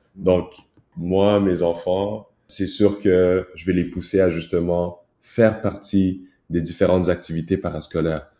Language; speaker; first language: French; early bilingual, other home language; Kinyarwanda